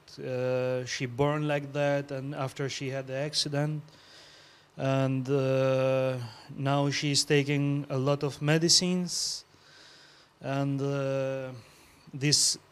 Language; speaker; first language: English; non-native, learner; Albanian